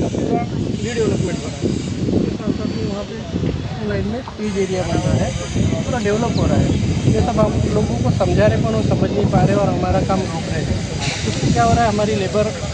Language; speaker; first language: Hindi; non-native, local second language; Marathi